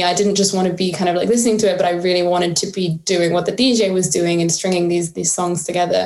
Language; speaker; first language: English; native; English